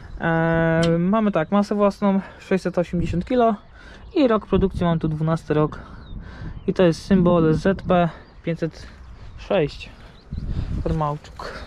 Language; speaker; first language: Polish; native; Polish